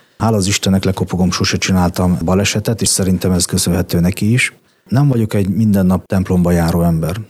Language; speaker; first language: Hungarian; native; Hungarian